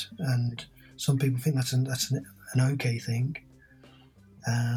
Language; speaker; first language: English; native; English